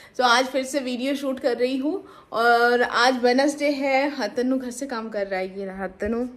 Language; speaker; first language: Hindi; non-native, local second language; Bangla